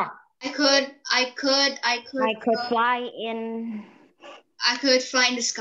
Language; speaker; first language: English; non-native, learner; Indonesian